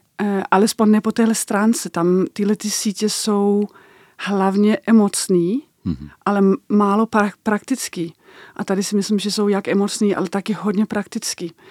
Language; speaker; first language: Czech; non-native, fluent; Danish